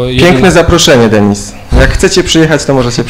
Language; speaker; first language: Polish; native; Polish